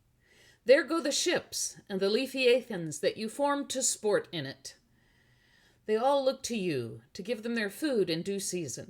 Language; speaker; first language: English; native; English